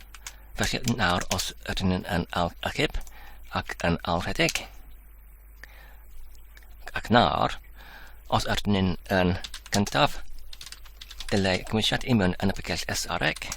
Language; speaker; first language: Welsh; non-native, learner; Polish